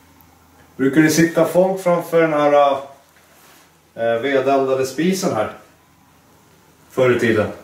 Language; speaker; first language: Swedish; native; Swedish